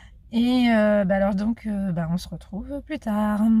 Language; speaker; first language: French; native; French